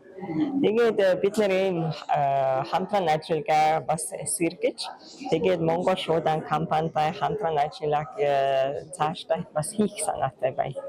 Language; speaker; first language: Mongolian; non-native, fluent; Hungarian